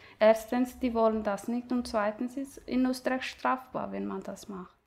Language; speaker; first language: German; non-native, learner; Somali